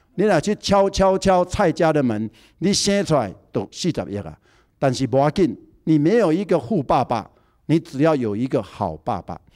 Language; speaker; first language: Min Nan Chinese; native; Min Nan Chinese